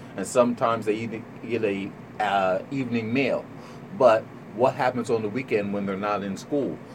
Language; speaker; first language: English; native; English